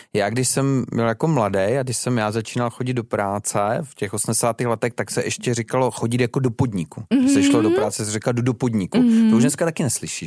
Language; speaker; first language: Czech; native; Czech